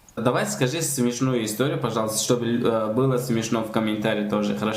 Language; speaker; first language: Russian; non-native, learner; Tajik